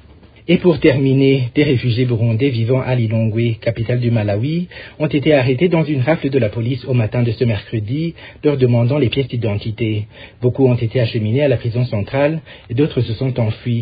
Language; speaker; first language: French; non-native, local second language; Rundi